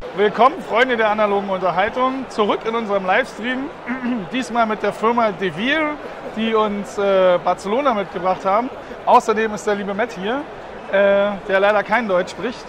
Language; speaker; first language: German; native; German